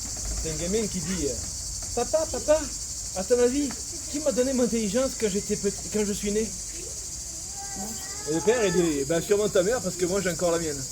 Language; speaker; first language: French; native; French